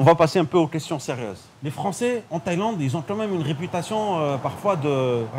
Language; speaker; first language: French; native; French